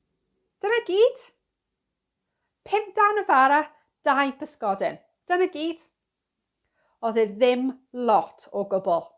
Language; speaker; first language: Welsh; non-native, fluent; English